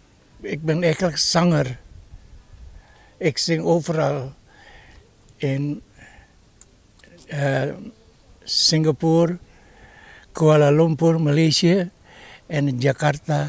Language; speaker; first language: Dutch; non-native, learner; Indonesian